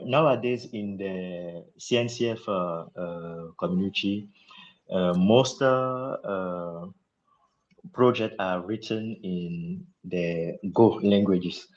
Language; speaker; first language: English; non-native, local second language; French